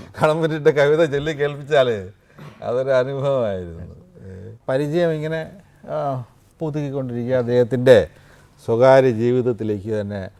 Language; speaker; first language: Malayalam; native; Malayalam